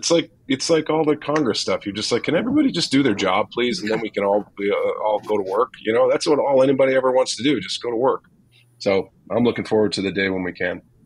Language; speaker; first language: English; native; English